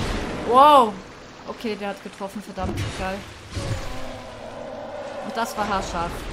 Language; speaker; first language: German; native; German